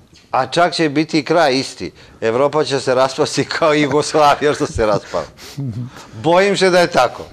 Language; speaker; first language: Serbian; native; Serbian